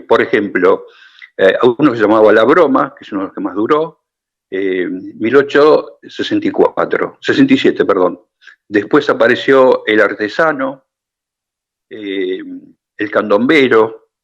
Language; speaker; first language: Spanish; native; Spanish